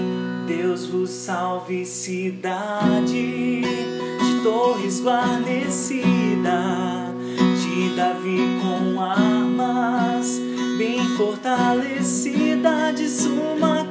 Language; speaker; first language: Portuguese; native; Portuguese